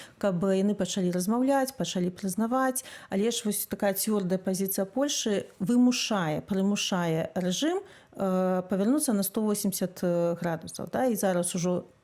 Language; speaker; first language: Belarusian; non-native, local second language; Russian